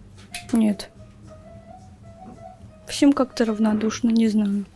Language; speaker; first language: Russian; non-native, local second language; Turkmen